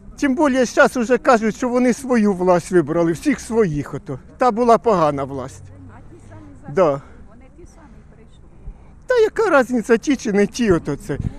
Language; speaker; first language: Ukrainian; native; Ukrainian